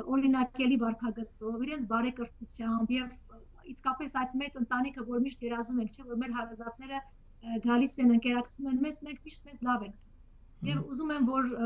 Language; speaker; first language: Armenian; native; Armenian